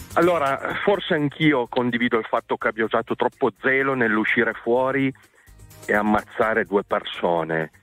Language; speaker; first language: Italian; native; Italian